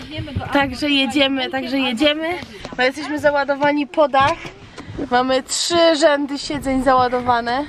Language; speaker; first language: Polish; native; Polish